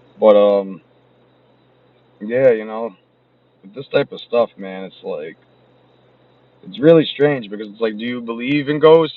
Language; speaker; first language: English; native; English